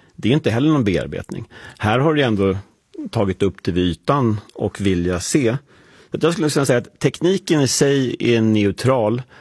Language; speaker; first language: Swedish; native; Swedish